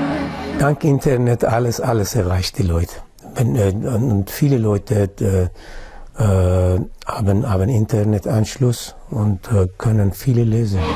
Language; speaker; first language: German; non-native, learner; Persian